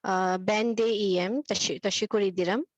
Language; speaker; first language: Turkish; non-native, learner; Urdu